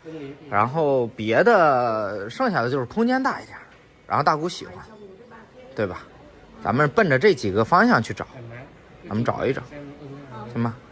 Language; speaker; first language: Chinese; native; Chinese